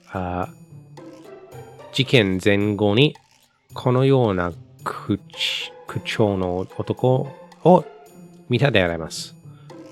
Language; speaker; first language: Japanese; non-native, learner; English